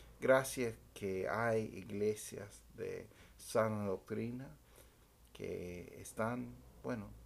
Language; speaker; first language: Spanish; non-native, fluent; English